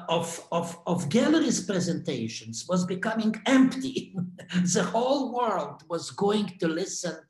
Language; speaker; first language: English; non-native, fluent; Russian